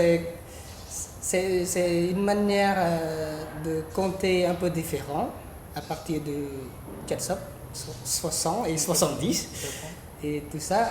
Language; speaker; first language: French; non-native, fluent; Khmer